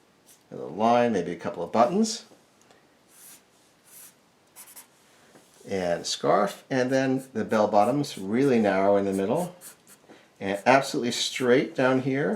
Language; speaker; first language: English; native; English